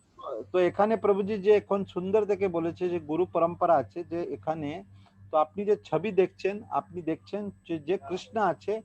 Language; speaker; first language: Bangla; non-native, learner; Hindi